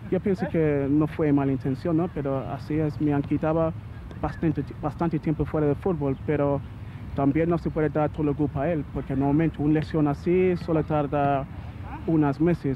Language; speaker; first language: Spanish; non-native, learner; English